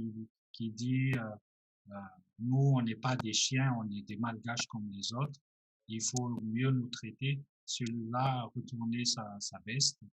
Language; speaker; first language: French; non-native, local second language; Malagasy